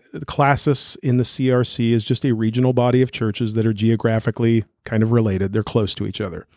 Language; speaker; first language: English; native; English